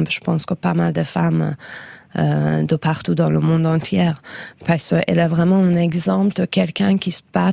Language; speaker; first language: French; non-native, fluent; Persian